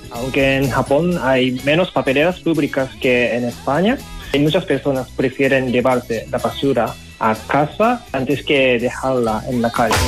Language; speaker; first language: Spanish; non-native, fluent; Japanese